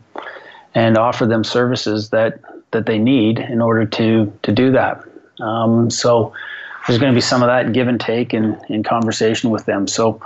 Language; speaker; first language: English; native; English